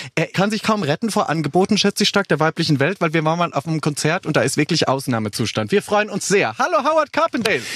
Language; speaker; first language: German; non-native, fluent; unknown